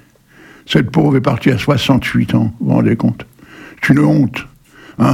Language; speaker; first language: French; native; French